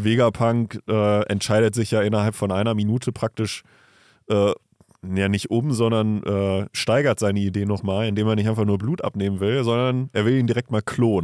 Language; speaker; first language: German; native; German